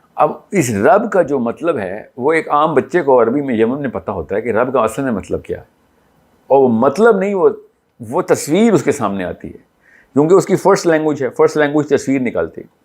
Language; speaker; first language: Urdu; native; Urdu